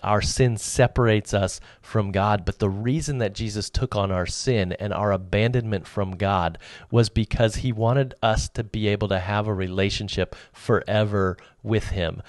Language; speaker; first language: English; native; English